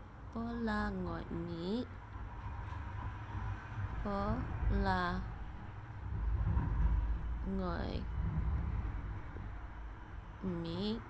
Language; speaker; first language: Vietnamese; non-native, learner; English